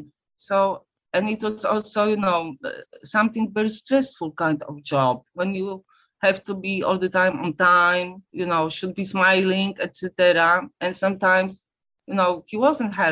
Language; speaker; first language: English; non-native, fluent; Polish